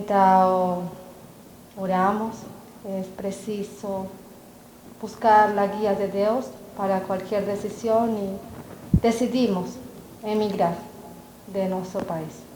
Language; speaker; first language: Portuguese; non-native, learner; Spanish